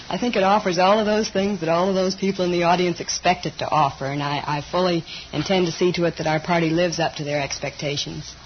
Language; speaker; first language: English; native; English